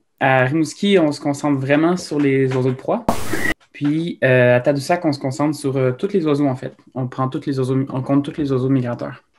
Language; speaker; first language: French; native; French